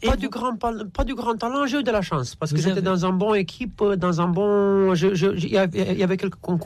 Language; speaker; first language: French; non-native, fluent; Romanian